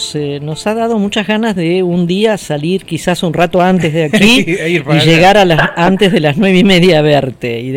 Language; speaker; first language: Spanish; native; Spanish